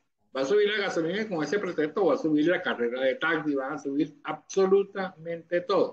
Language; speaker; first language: Spanish; native; Spanish